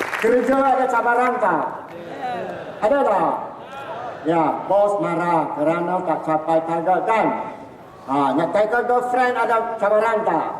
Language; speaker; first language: Malay; non-native, local second language; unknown